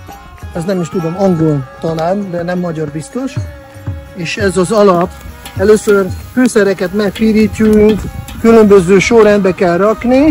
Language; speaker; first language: Hungarian; non-native, fluent; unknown